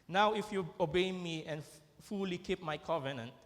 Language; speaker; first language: English; non-native, local second language; Filipino